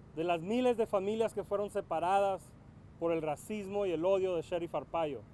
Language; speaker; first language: Spanish; early bilingual, other home language; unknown